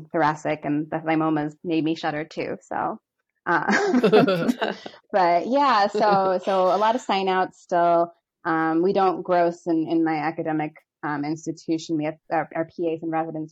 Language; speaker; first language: English; native; English